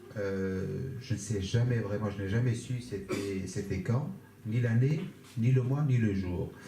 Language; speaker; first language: French; non-native, fluent; Kurdish